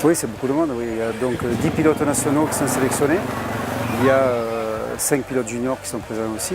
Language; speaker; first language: French; native; French